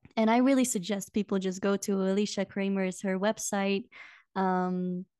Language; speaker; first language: English; non-native, fluent; Dutch